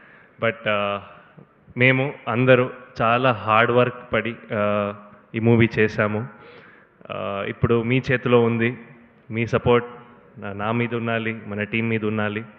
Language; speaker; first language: Telugu; non-native, learner; Kannada